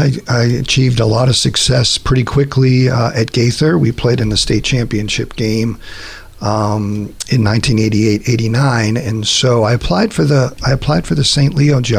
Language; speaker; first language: English; native; English